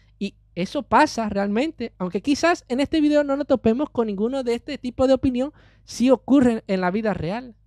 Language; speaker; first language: Spanish; native; Spanish